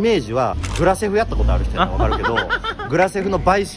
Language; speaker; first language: Japanese; native; Japanese